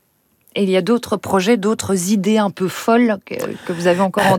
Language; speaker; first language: French; native; French